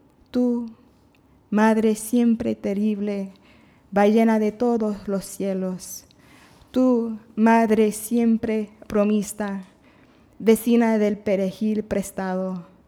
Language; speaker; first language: Spanish; non-native, learner; English